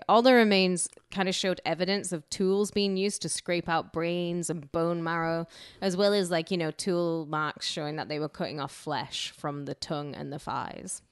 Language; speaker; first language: English; native; English